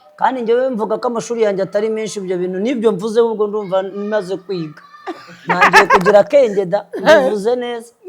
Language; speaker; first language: Kinyarwanda; native; Kinyarwanda